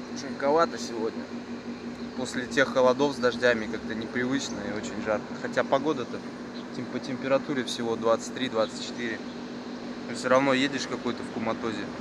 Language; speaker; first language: Russian; native; Russian